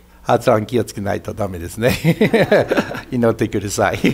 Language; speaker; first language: Japanese; non-native, fluent; English